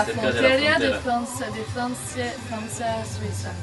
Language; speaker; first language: Spanish; non-native, learner; French